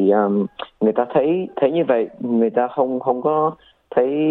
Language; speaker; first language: Vietnamese; early bilingual, heritage; Vietnamese